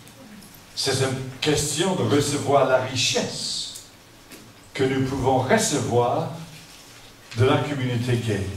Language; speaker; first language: French; non-native, fluent; English